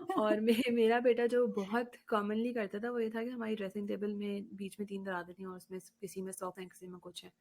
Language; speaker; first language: Urdu; native; Urdu